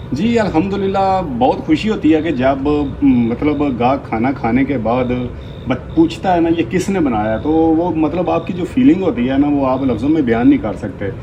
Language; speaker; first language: Urdu; non-native, local second language; Punjabi